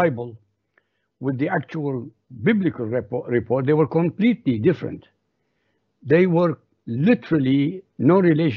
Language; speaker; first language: English; non-native, fluent; Arabic